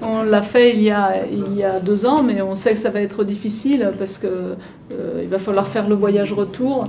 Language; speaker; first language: French; native; French